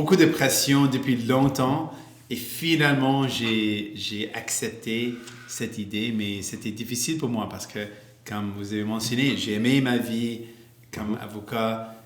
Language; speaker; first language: French; non-native, local second language; English